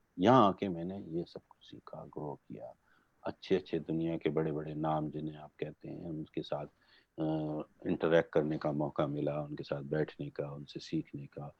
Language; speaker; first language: Urdu; non-native, local second language; Gujarati